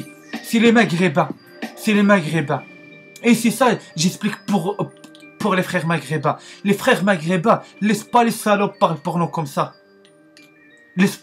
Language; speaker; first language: French; non-native, learner; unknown